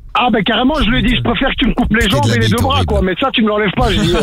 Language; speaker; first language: French; native; French